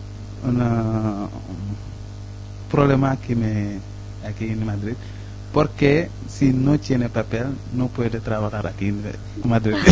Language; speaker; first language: Spanish; non-native, learner; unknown